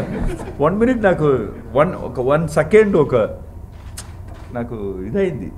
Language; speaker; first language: Telugu; non-native, learner; Tamil